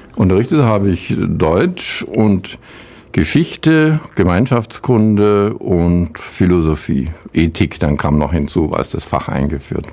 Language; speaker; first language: German; native; German